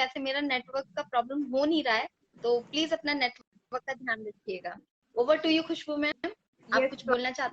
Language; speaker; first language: Hindi; native; Hindi